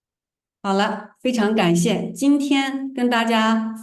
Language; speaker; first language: Chinese; native; Chinese